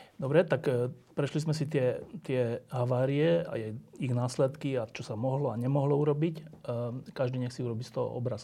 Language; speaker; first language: Slovak; native; Slovak